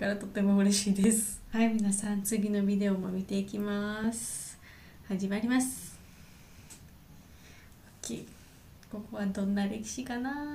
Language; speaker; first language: Japanese; non-native, learner; Georgian